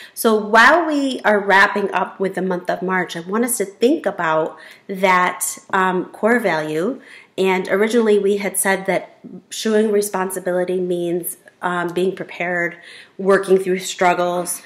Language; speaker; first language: English; native; English